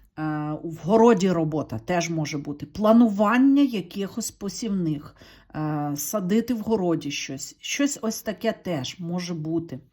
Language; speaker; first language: Ukrainian; non-native, local second language; Russian